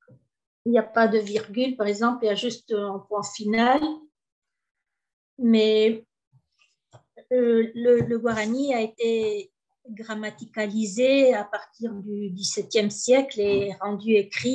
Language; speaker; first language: French; early bilingual, heritage; French